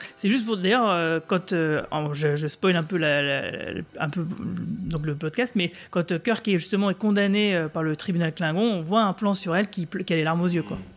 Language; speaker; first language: French; native; French